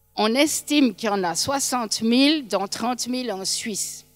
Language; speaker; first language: French; native; French